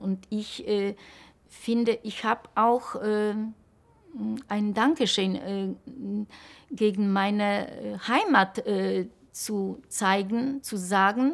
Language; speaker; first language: German; non-native, local second language; Polish